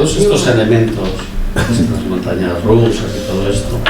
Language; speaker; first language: Spanish; native; Spanish